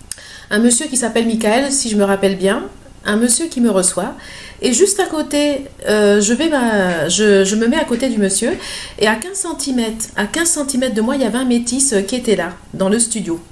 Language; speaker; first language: French; native; French